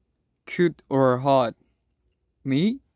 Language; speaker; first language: English; non-native, learner; Korean